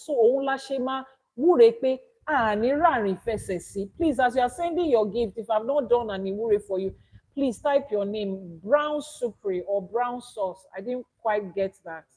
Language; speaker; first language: English; non-native, local second language; Yoruba